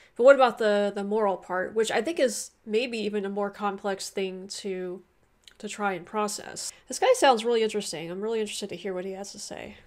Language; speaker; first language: English; native; English